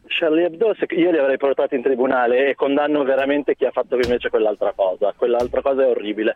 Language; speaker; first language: Italian; early bilingual, other home language; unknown